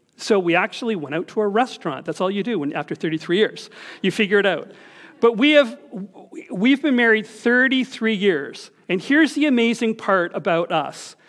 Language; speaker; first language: English; native; English